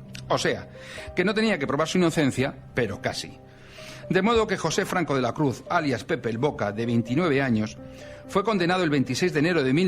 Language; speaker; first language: Spanish; native; Spanish